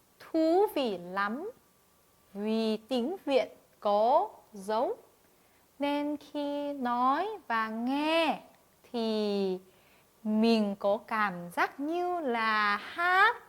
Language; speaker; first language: Vietnamese; non-native, fluent; Korean